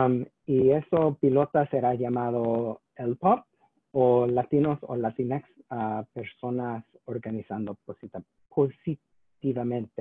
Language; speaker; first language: Spanish; non-native, learner; English